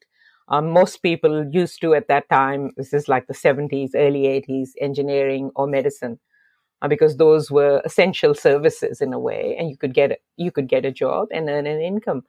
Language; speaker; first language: English; non-native, local second language; Urdu